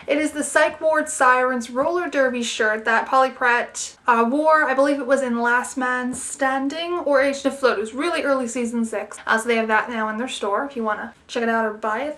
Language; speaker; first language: English; native; English